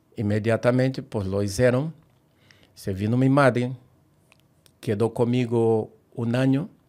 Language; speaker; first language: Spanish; non-native, fluent; Portuguese